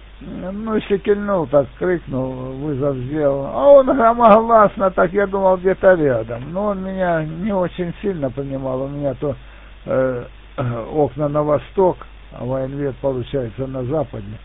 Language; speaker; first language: Russian; native; Russian